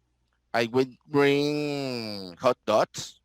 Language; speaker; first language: English; non-native, learner; Spanish